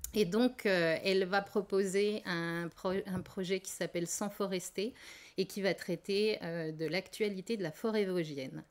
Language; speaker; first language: French; native; French